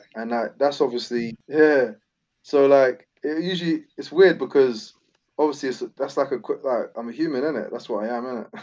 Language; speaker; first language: English; native; English